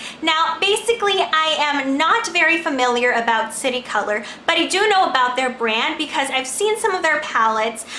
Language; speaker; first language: English; non-native, local second language; Filipino